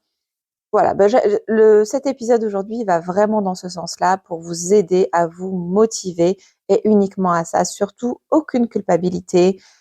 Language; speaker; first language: French; native; French